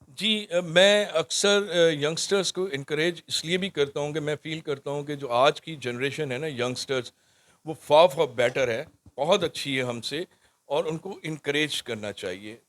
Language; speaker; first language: Urdu; non-native, local second language; Sindhi